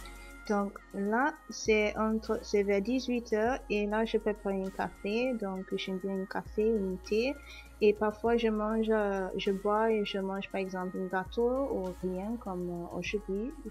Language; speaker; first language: French; non-native, fluent; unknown